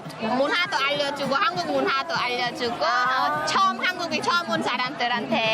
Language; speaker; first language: Korean; non-native, fluent; Khmer